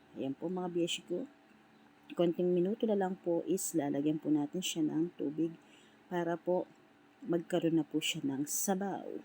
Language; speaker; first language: Filipino; non-native, local second language; Pampanga